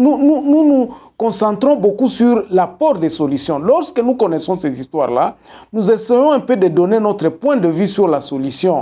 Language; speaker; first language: French; non-native, local second language; Lingala